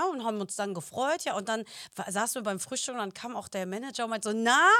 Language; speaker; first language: German; native; German